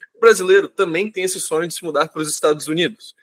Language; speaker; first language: Portuguese; native; Portuguese